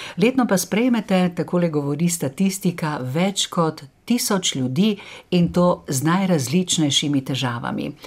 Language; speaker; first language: Slovenian; native; Slovenian